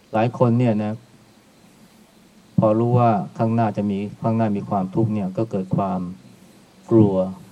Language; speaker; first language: Thai; native; Thai